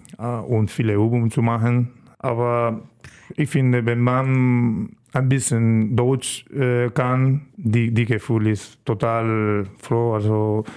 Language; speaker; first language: German; non-native, learner; Spanish